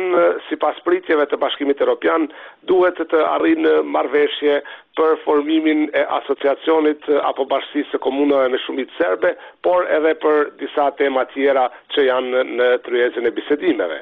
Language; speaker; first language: Albanian; native; Albanian